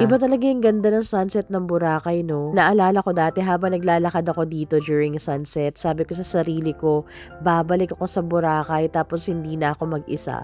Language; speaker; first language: Filipino; native; Filipino